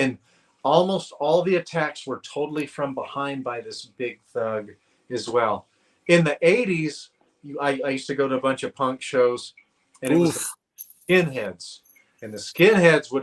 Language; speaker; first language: English; native; English